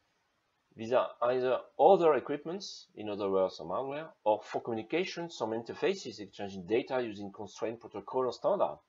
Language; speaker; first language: English; non-native, fluent; French